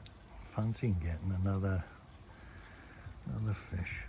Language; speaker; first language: English; native; English